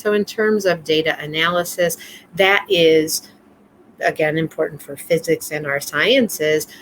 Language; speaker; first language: English; native; English